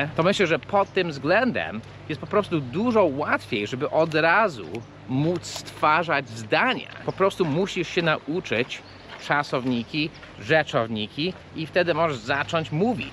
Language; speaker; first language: Polish; early bilingual, heritage; English